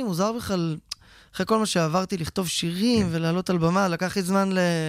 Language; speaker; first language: Hebrew; native; Hebrew